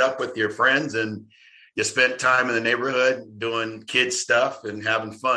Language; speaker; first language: English; native; English